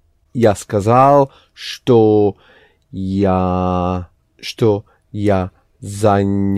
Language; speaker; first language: Russian; non-native, learner; English